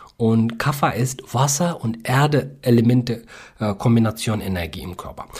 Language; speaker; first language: German; non-native, learner; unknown